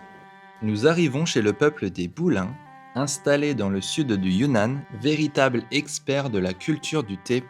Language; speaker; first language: French; native; French